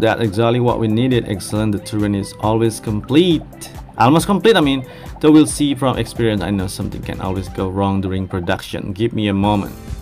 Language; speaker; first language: English; non-native, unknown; Indonesian